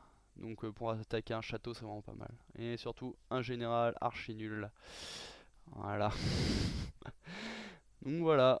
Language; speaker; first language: French; native; French